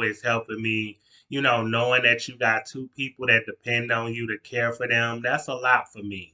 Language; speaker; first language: English; native; English